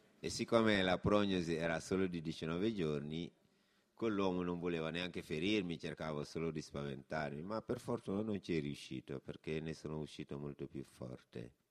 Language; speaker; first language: Italian; non-native, fluent; Wolof